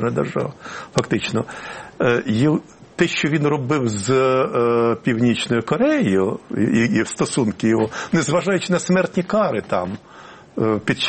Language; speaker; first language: Ukrainian; native; Ukrainian